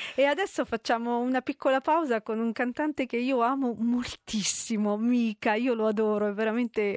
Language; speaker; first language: Italian; native; Italian